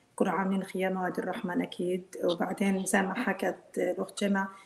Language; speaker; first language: Arabic; native; Arabic